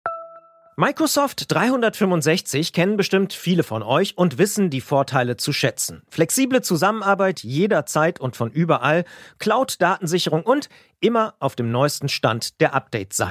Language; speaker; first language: German; native; German